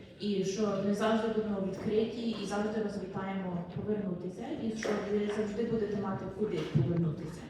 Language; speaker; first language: Ukrainian; early bilingual, heritage; Ukrainian